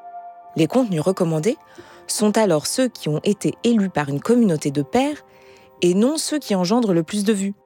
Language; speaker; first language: French; native; French